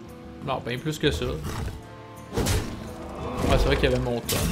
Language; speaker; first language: French; native; French